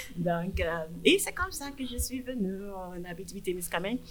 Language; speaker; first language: French; non-native, fluent; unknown